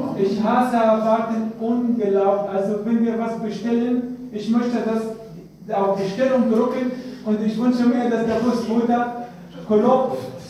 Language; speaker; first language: German; non-native, fluent; Arabic